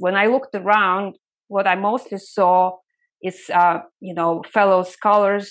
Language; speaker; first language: English; non-native, fluent; Russian